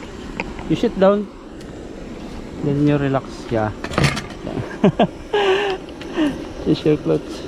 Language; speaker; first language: English; non-native, local second language; Filipino